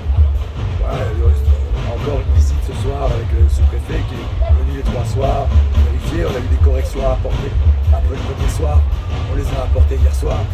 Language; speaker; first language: French; native; French